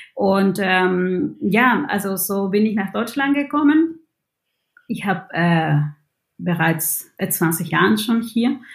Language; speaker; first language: German; non-native, fluent; Spanish